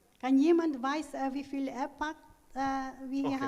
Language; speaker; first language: German; non-native, learner; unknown